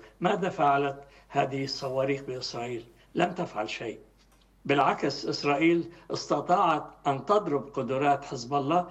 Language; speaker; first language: Arabic; native; Arabic